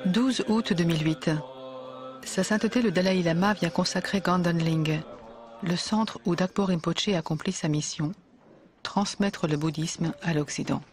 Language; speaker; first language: French; native; French